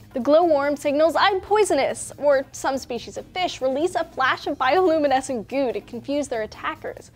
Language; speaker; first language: English; native; English